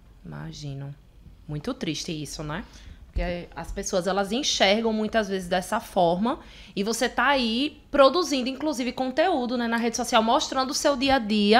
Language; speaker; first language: Portuguese; native; Portuguese